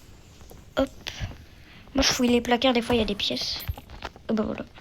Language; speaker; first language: French; native; French